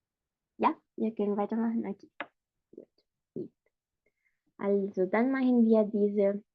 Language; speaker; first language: German; non-native, fluent; Spanish